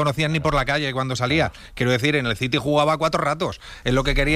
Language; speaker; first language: Spanish; native; Spanish